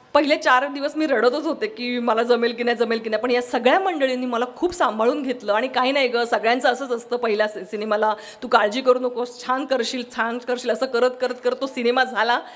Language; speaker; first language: Marathi; non-native, local second language; Kannada